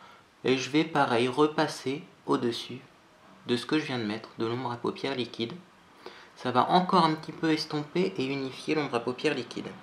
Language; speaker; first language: French; native; French